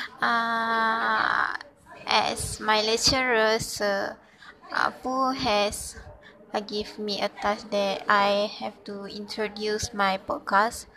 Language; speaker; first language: English; non-native, learner; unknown